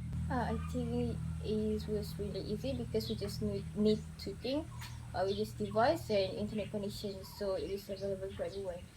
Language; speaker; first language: English; non-native, learner; Malay